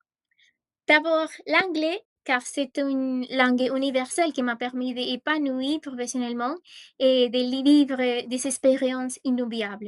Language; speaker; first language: French; non-native, fluent; Spanish